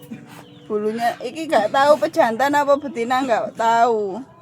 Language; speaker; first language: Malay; non-native, local second language; Javanese